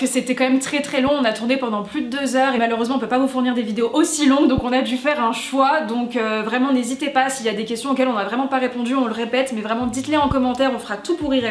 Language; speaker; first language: French; native; French